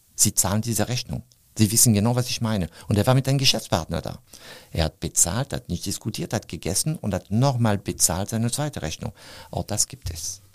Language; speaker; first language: German; non-native, fluent; French